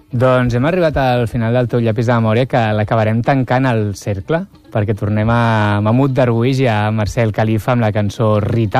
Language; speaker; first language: Catalan; native; Catalan